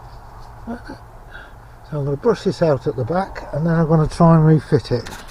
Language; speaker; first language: English; native; English